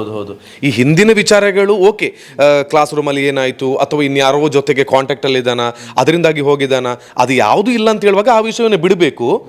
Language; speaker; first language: Kannada; native; Kannada